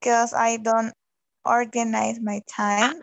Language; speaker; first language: English; non-native, learner; Spanish